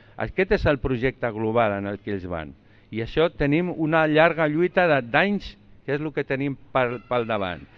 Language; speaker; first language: Catalan; non-native, local second language; Spanish